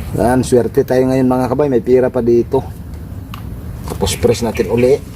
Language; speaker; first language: Filipino; native; Filipino